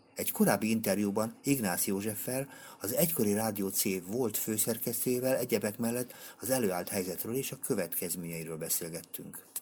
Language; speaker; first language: Hungarian; native; Hungarian